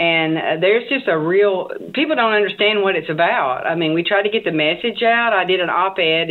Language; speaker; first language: English; native; English